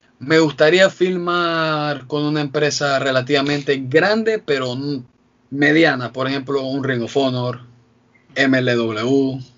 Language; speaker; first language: Spanish; native; Spanish